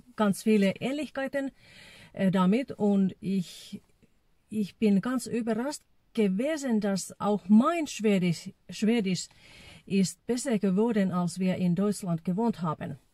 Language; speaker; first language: German; non-native, fluent; Finnish